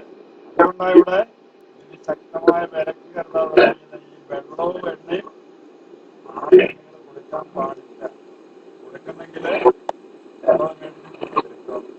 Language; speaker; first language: Malayalam; native; Malayalam